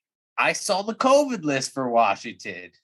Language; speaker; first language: English; native; English